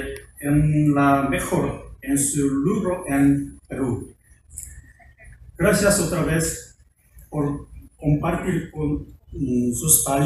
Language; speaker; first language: Spanish; non-native, fluent; Korean